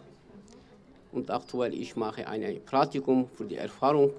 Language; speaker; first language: German; non-native, learner; Kurdish